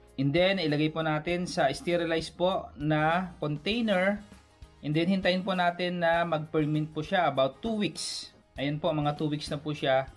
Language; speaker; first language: Filipino; non-native, local second language; Cebuano